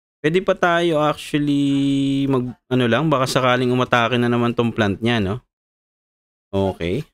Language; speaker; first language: Filipino; native; Filipino